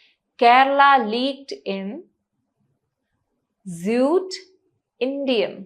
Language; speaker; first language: German; non-native, fluent; Hindi